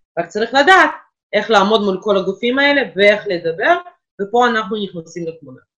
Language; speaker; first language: Hebrew; non-native, fluent; Russian